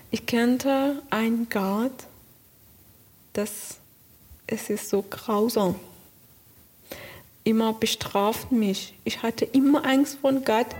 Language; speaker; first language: German; non-native, learner; Persian